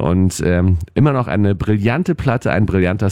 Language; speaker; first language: German; native; German